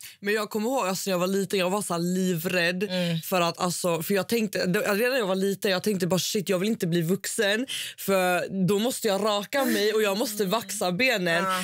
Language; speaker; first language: Swedish; early bilingual, other home language; Spanish